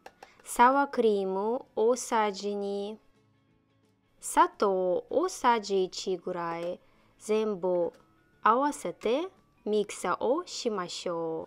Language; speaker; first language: Japanese; non-native, learner; Russian